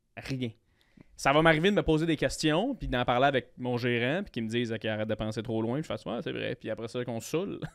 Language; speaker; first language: French; native; French